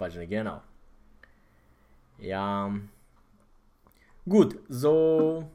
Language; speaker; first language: German; non-native, fluent; Romanian